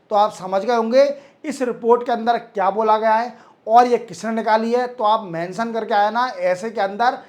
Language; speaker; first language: Hindi; native; Hindi